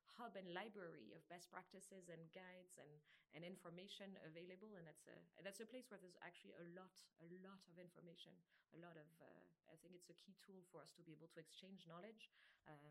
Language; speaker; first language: English; non-native, fluent; French